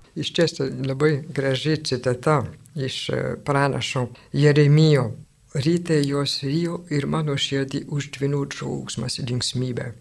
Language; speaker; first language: Lithuanian; non-native, fluent; French